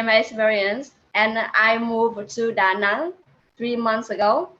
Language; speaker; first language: English; non-native, learner; Vietnamese